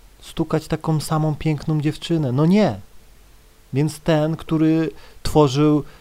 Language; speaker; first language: Polish; native; Polish